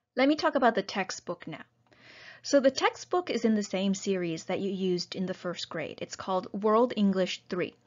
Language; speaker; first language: English; native; English